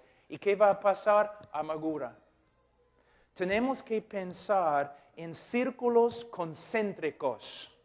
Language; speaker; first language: Spanish; non-native, fluent; English